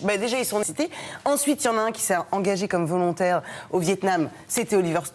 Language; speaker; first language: French; native; French